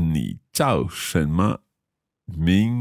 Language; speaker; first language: Chinese; non-native, learner; English